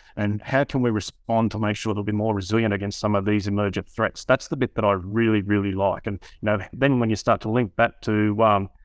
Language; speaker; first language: English; native; English